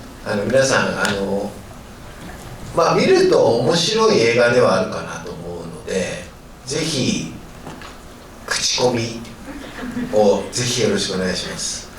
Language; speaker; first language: Japanese; native; Japanese